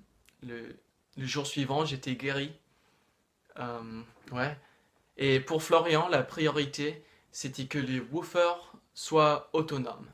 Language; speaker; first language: French; non-native, fluent; English